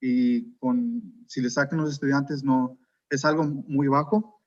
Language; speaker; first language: Spanish; early bilingual, heritage; Spanish